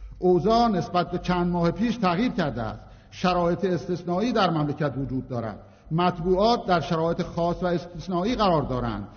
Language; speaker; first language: Persian; non-native, local second language; Azerbaijani